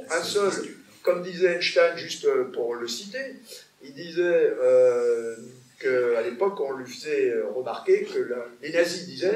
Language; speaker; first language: French; native; French